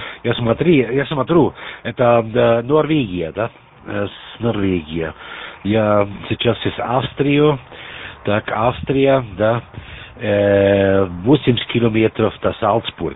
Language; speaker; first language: Russian; non-native, learner; German